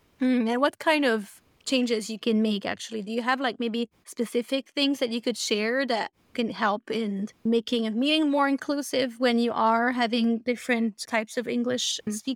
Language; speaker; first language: English; non-native, fluent; French